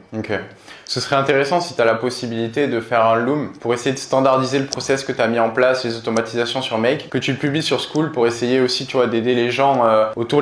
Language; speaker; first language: French; native; French